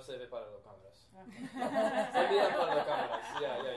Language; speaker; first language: Spanish; non-native, learner; English